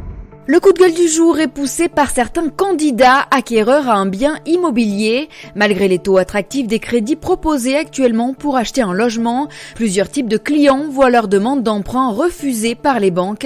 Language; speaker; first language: French; native; French